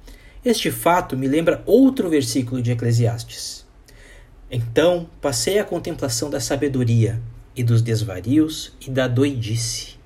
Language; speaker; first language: Portuguese; native; Portuguese